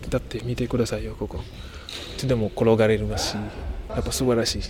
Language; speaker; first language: Japanese; non-native, fluent; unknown